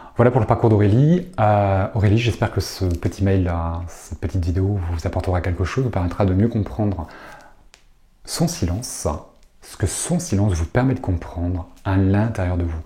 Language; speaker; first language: French; native; French